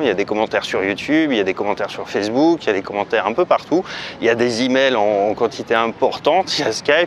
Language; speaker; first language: French; native; French